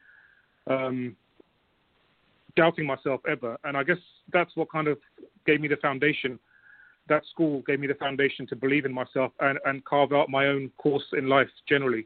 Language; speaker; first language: English; native; English